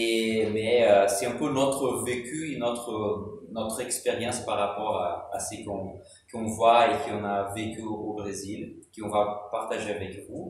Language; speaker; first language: French; non-native, fluent; Portuguese